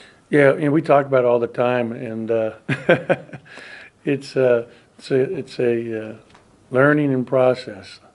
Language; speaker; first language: English; native; English